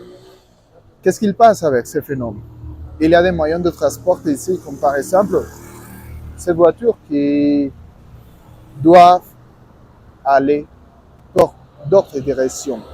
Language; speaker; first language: French; non-native, learner; Spanish